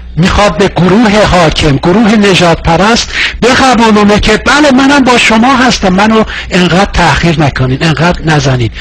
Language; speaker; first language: Persian; non-native, local second language; Azerbaijani